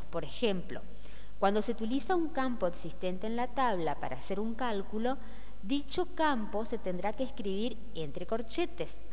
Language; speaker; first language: Spanish; native; Spanish